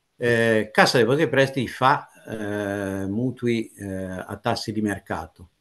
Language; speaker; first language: Italian; native; Italian